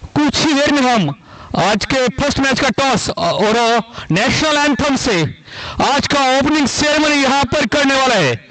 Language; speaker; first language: Hindi; non-native, local second language; Marathi